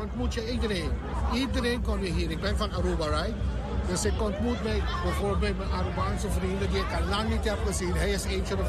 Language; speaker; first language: Dutch; non-native, local second language; Papiamento